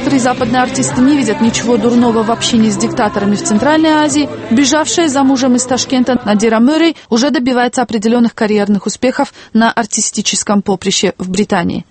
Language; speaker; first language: Russian; non-native, local second language; Tajik